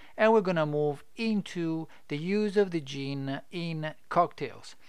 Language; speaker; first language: English; non-native, fluent; Italian